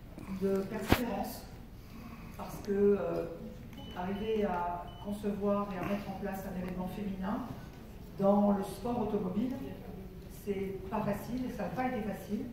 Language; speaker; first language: French; native; French